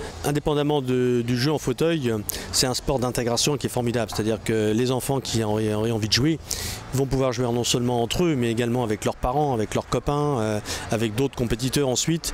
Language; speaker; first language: French; native; French